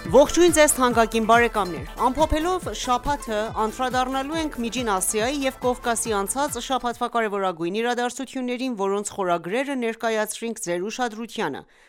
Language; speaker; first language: Armenian; early bilingual, heritage; Armenian